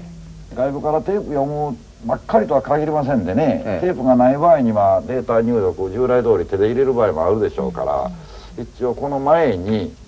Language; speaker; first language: Japanese; native; Japanese